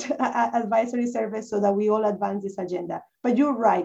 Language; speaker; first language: English; non-native, fluent; Spanish